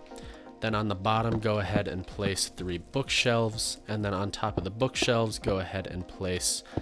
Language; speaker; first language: English; native; English